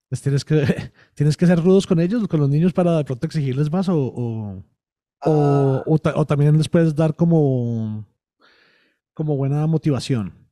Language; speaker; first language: Spanish; native; Spanish